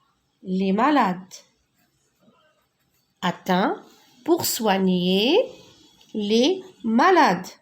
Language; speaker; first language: French; non-native, local second language; Arabic